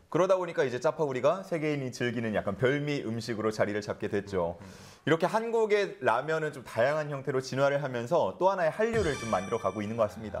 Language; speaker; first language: Korean; native; Korean